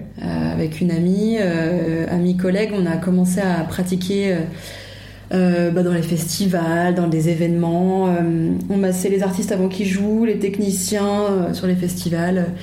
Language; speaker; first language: French; native; French